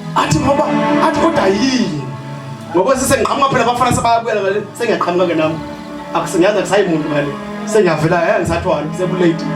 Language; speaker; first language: Zulu; non-native, local second language; South Ndebele